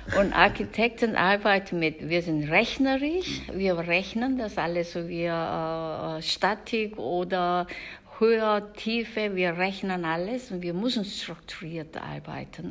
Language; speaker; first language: German; non-native, fluent; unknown